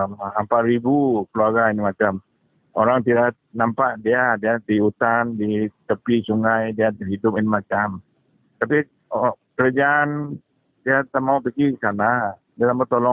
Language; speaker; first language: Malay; non-native, local second language; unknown